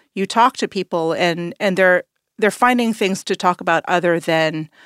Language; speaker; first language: English; native; English